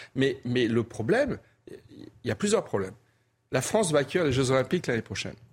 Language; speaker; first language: French; native; French